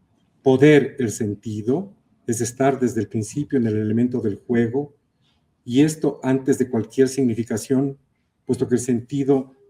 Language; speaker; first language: Spanish; native; Spanish